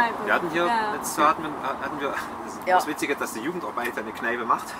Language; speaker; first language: German; native; German